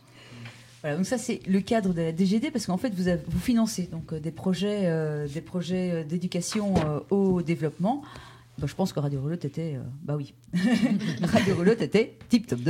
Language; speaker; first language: French; native; French